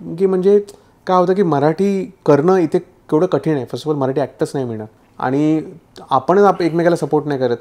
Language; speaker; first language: Marathi; native; Marathi